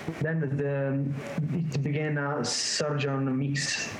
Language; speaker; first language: English; non-native, learner; Italian